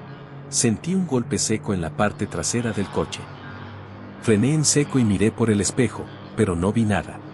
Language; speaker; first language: Spanish; native; Spanish